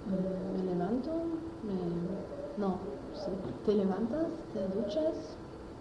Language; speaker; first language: Spanish; non-native, learner; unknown